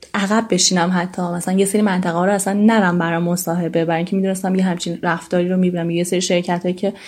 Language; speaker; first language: Persian; native; Persian